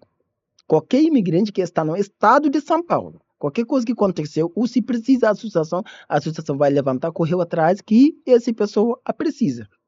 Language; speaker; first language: Portuguese; non-native, learner; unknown